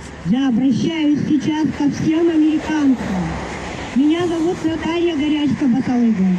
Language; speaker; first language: Russian; native; Russian